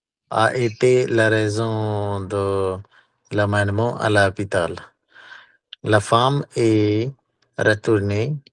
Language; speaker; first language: French; non-native, learner; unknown